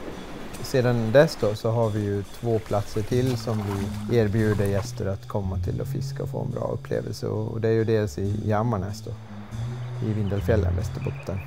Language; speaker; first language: Swedish; native; Swedish